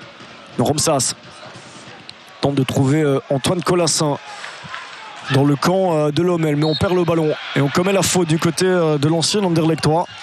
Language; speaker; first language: French; native; French